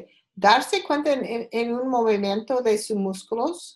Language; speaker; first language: Spanish; non-native, learner; English